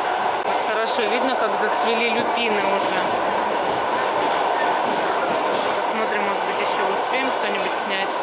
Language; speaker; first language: Russian; native; Russian